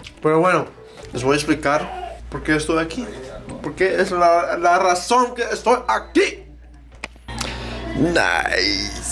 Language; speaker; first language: Spanish; early bilingual, heritage; Spanish